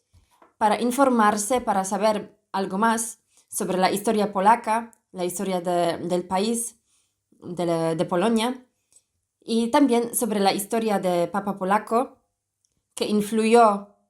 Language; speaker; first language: Spanish; non-native, fluent; Polish